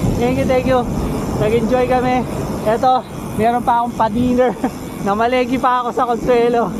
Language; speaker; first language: Filipino; non-native, local second language; Pampanga